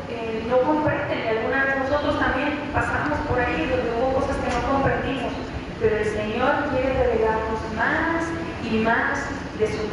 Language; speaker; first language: Spanish; native; Spanish